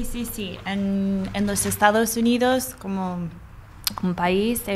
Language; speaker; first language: Spanish; non-native, learner; English